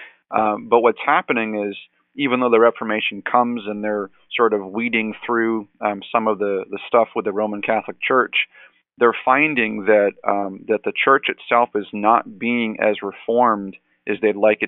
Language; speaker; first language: English; native; English